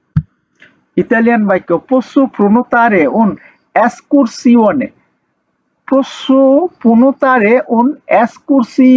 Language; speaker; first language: Italian; non-native, learner; Bangla